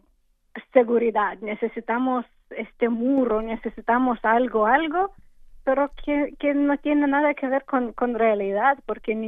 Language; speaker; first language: Spanish; non-native, fluent; English